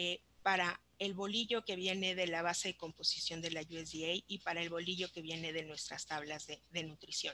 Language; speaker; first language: Spanish; native; Spanish